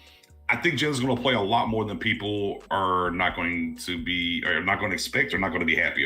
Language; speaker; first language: English; native; English